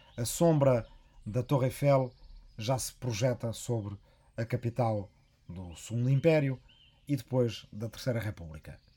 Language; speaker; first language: Portuguese; native; Portuguese